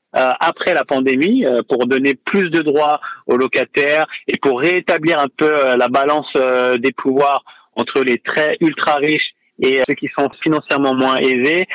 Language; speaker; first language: French; native; French